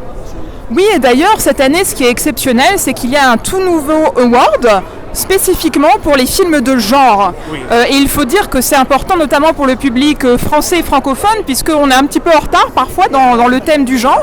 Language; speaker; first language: French; native; French